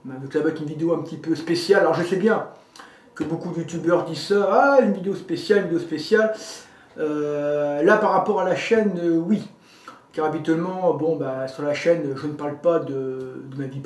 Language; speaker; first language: French; native; French